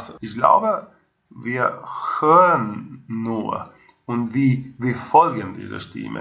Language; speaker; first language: German; non-native, fluent; Croatian